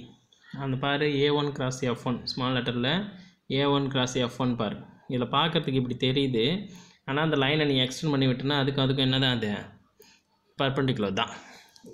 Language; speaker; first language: Tamil; native; Tamil